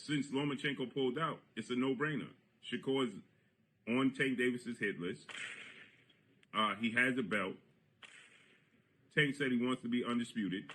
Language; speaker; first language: English; native; English